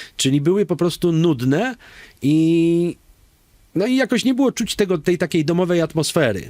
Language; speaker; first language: Polish; native; Polish